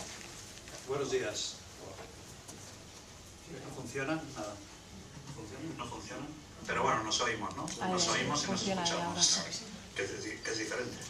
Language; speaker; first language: Spanish; native; Spanish